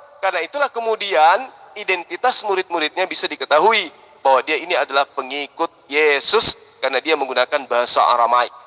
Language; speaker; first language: Indonesian; non-native, local second language; Buginese